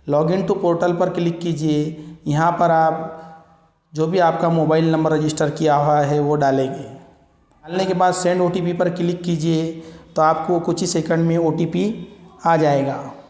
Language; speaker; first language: Hindi; non-native, local second language; Marathi